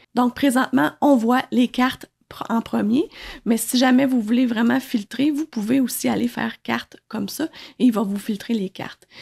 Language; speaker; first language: French; native; French